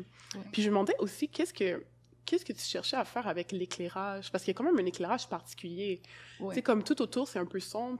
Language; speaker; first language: French; native; French